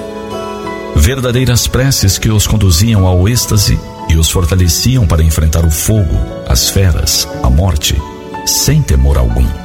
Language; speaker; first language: Portuguese; native; Portuguese